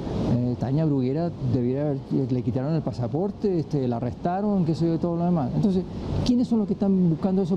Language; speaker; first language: Spanish; native; Spanish